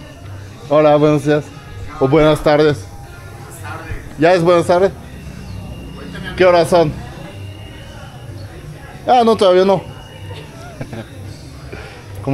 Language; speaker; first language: Spanish; non-native, fluent; French